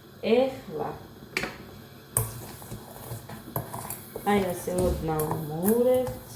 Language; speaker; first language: Georgian; native; Georgian